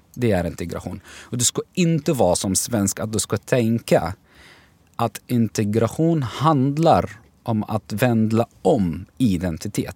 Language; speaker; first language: Swedish; non-native, fluent; Arabic